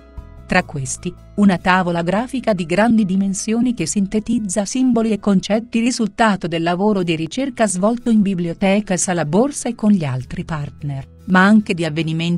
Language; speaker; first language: Italian; native; Italian